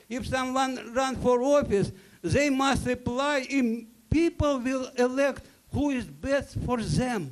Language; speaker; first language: English; non-native, learner; Russian